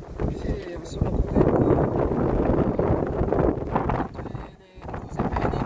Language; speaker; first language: Italian; non-native, learner; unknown